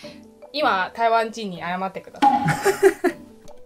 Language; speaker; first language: Japanese; non-native, learner; Chinese